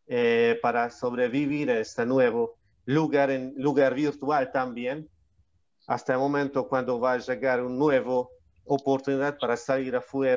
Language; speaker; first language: Spanish; non-native, learner; Hungarian